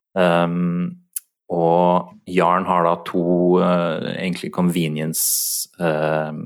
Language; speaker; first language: Norwegian; native; Norwegian